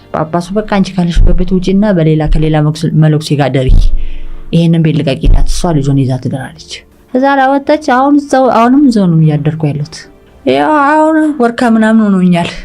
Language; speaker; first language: Amharic; early bilingual, other home language; English